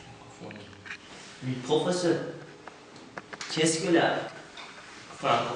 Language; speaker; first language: French; non-native, learner; Turkish